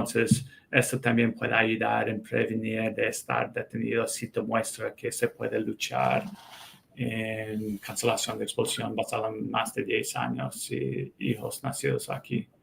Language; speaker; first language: Spanish; non-native, fluent; English